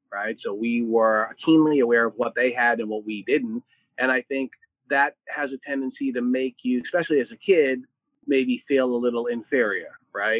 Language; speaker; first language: English; native; English